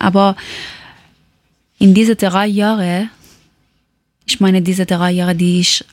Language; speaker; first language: German; non-native, learner; Persian